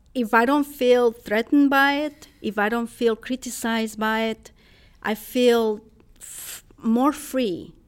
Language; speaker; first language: English; non-native, fluent; Spanish